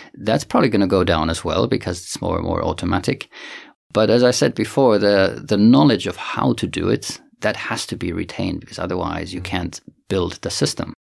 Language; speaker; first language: English; non-native, fluent; Finnish